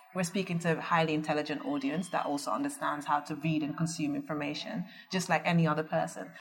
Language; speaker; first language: English; early bilingual, other home language; Dutch